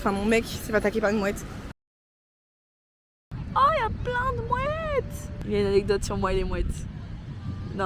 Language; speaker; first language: French; native; French